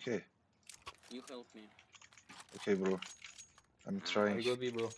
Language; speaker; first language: English; non-native, learner; Turkish